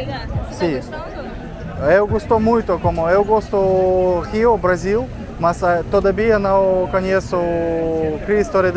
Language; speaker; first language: Portuguese; non-native, learner; Russian